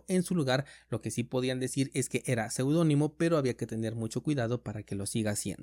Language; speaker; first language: Spanish; native; Spanish